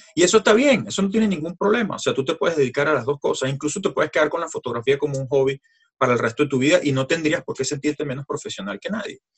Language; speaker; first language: Spanish; native; Spanish